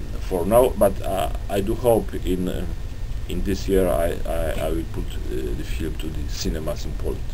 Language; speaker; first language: English; non-native, learner; Polish